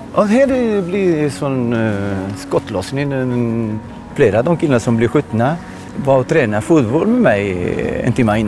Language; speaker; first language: Swedish; non-native, fluent; Spanish